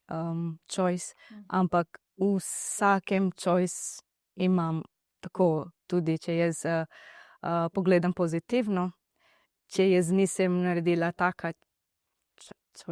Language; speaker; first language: Slovenian; non-native, learner; Divehi